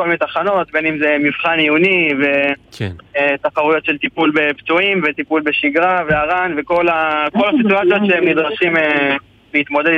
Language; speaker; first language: Hebrew; native; Hebrew